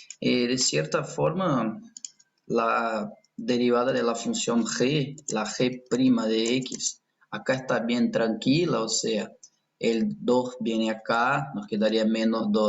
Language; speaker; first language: Spanish; non-native, fluent; Portuguese